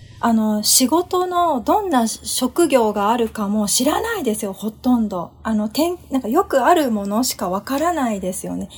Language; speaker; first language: Japanese; native; Japanese